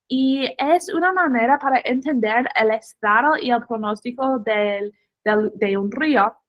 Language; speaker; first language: Spanish; non-native, fluent; English